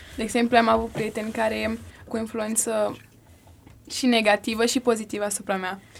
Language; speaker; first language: Romanian; early bilingual, heritage; Romanian